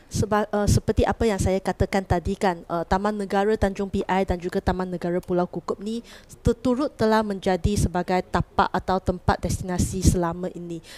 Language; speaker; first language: Malay; non-native, local second language; Chinese